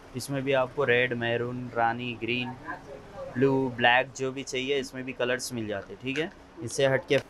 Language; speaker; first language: Hindi; non-native, local second language; Urdu